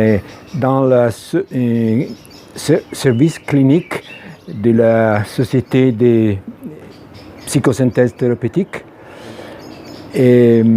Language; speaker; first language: French; non-native, fluent; Italian